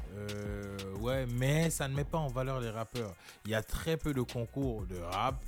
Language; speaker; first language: French; native; French